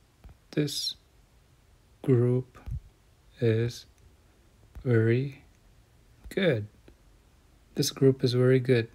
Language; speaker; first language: English; non-native, fluent; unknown